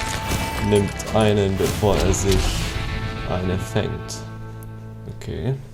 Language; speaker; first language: German; native; German